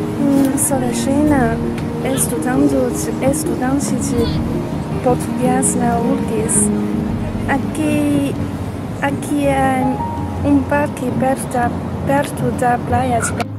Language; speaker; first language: Portuguese; non-native, learner; Chinese